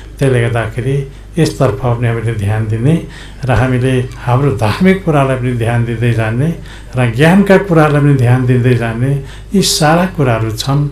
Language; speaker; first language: Nepali; non-native, local second language; Limbu